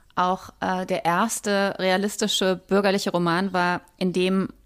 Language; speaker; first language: German; native; German